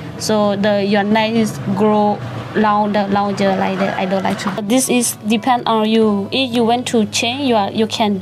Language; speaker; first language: English; non-native, learner; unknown